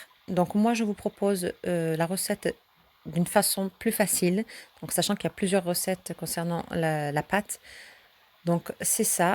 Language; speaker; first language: French; early bilingual, other home language; Turkish